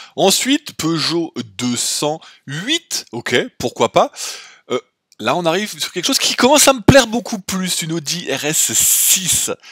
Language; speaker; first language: French; native; French